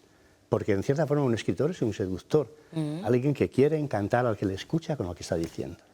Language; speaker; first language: Spanish; native; Spanish